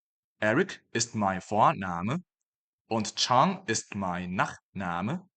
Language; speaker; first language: German; non-native, fluent; Chinese